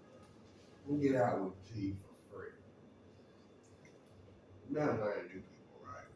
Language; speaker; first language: English; native; English